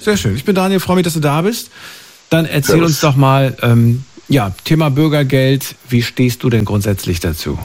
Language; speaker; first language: German; native; German